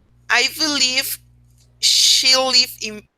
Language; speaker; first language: English; non-native, learner; Spanish